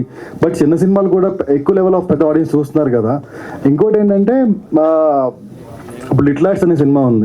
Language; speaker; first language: Telugu; native; Telugu